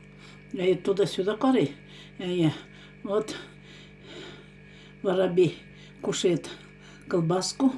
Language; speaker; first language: Russian; non-native, local second language; Karachay-Balkar